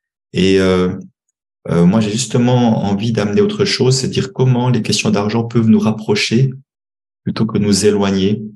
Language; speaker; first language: French; native; French